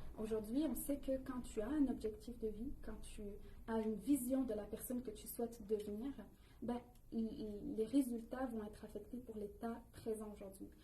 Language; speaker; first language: French; early bilingual, other home language; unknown